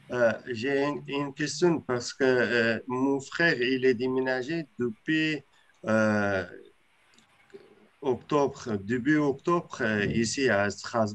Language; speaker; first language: French; non-native, learner; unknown